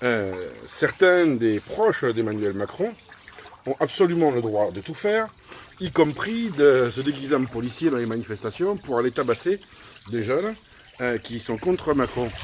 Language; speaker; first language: French; native; French